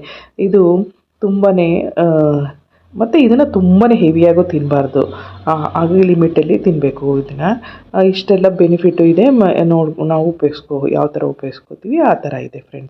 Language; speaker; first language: Kannada; native; Kannada